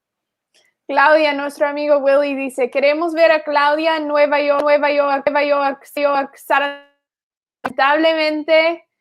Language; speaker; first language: Spanish; non-native, fluent; English